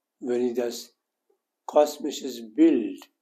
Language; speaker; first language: German; non-native, learner; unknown